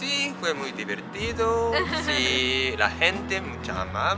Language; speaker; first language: Spanish; non-native, learner; Japanese